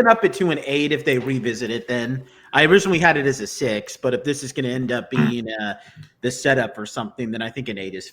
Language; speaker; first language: English; native; English